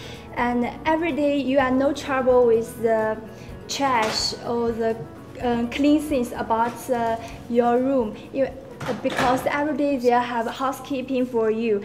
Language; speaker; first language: English; non-native, learner; Chinese